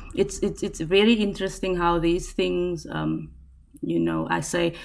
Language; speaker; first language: English; non-native, local second language; Afrikaans